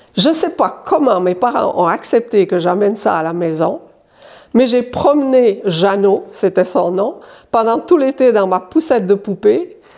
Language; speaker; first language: French; native; French